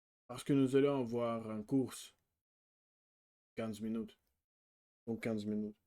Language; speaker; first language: French; non-native, learner; Russian